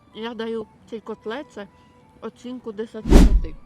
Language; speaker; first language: Ukrainian; non-native, learner; Czech